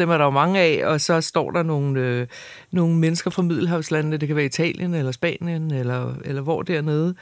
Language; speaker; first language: Danish; native; Danish